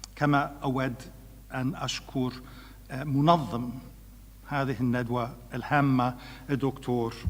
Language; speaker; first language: Arabic; non-native, learner; English